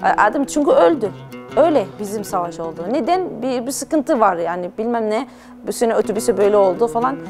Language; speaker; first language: Turkish; non-native, learner; Arabic